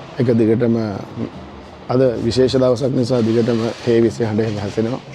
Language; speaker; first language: Sinhala; native; Sinhala